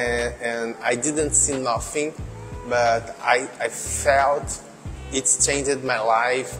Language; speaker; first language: English; non-native, learner; Portuguese